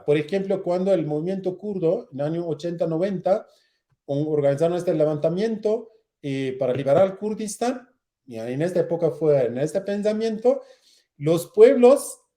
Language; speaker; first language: Spanish; non-native, learner; Kurdish